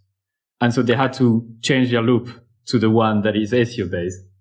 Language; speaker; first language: English; non-native, fluent; French